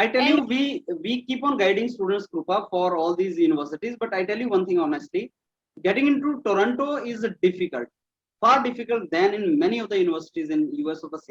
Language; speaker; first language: English; non-native, local second language; Hindi